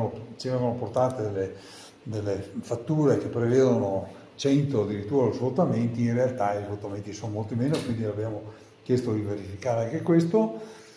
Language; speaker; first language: Italian; native; Italian